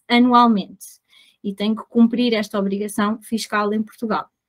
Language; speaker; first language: Portuguese; native; Portuguese